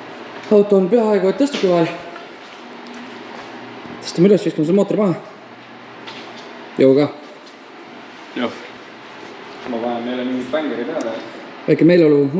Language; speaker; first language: Estonian; native; Estonian